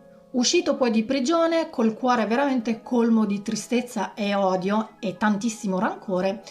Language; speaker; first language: Italian; native; Italian